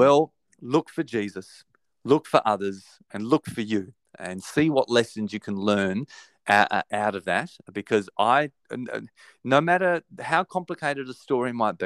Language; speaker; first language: English; native; English